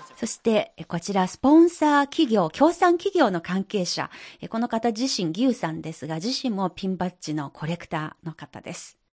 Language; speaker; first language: Japanese; non-native, fluent; Chinese